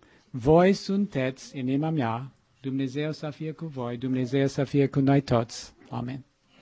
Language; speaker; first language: Romanian; non-native, learner; English